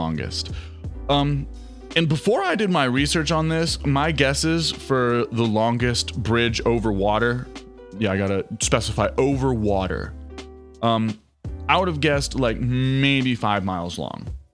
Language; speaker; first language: English; native; English